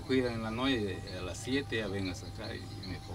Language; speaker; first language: Spanish; native; Spanish